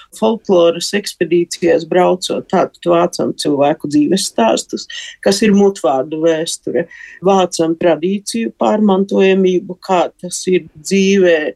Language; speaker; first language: Latvian; native; Latvian